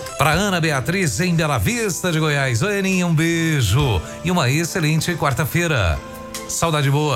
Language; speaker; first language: Portuguese; native; Portuguese